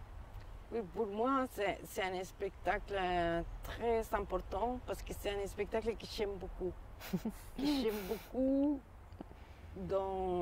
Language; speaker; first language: French; non-native, fluent; Spanish